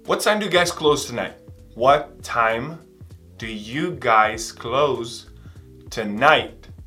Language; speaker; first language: English; non-native, fluent; Portuguese